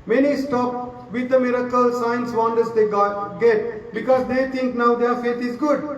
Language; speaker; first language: English; non-native, local second language; Sinhala